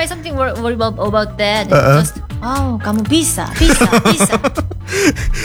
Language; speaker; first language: English; non-native, learner; Korean